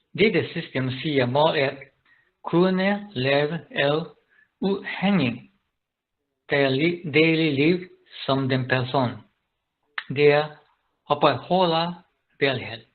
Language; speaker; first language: Danish; non-native, learner; Japanese